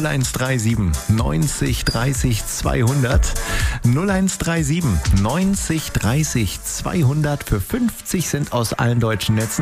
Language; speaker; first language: German; native; German